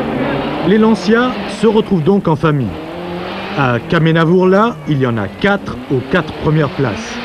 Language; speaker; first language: French; native; French